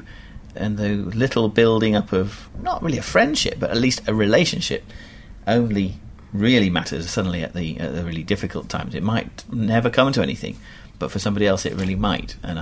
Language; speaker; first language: English; native; English